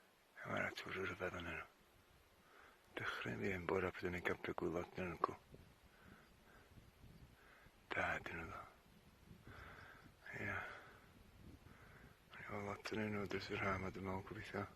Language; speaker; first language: Welsh; native; Welsh